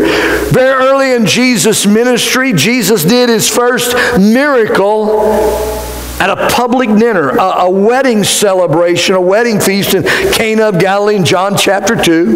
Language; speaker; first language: English; native; English